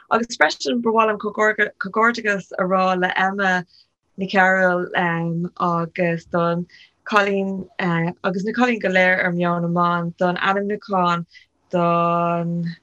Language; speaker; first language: Irish; non-native, local second language; English